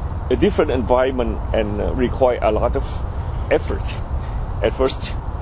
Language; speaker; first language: English; non-native, fluent; Vietnamese